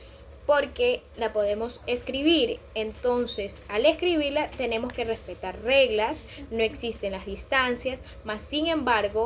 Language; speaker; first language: Spanish; native; Spanish